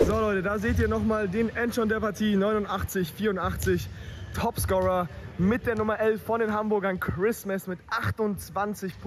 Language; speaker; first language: German; native; German